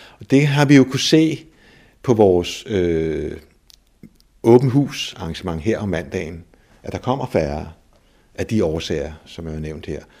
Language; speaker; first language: Danish; native; Danish